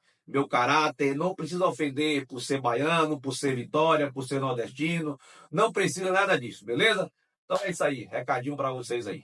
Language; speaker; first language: Portuguese; native; Portuguese